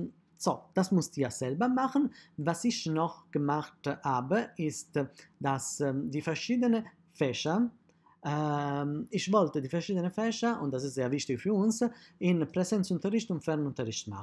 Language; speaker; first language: German; non-native, fluent; Italian